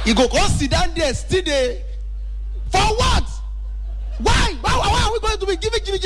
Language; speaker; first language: English; non-native, local second language; Yoruba